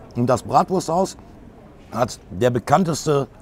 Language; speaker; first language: German; native; German